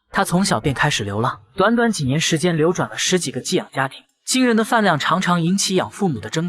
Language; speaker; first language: Chinese; native; Chinese